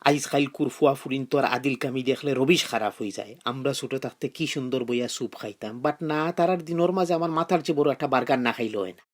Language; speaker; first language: Bangla; early bilingual, other home language; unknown